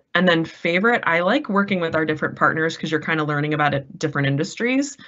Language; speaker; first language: English; native; English